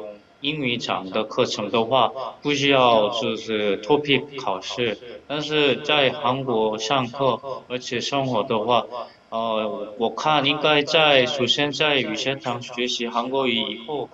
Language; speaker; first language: Chinese; non-native, fluent; Korean